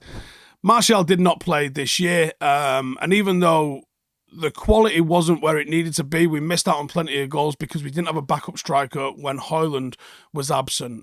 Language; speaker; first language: English; native; English